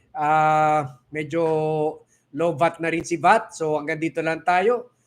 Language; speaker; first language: Filipino; native; Filipino